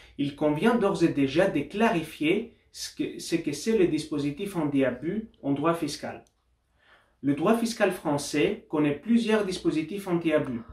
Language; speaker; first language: French; non-native, fluent; Greek